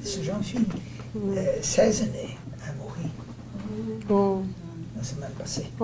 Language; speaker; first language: French; non-native, learner; Portuguese